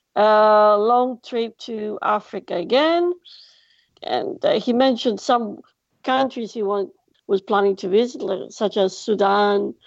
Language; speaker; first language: English; non-native, fluent; Greek